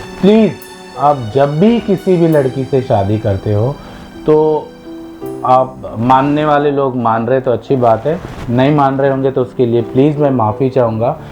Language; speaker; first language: Hindi; non-native, local second language; Malayalam